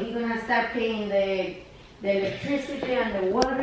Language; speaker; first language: English; non-native, learner; Spanish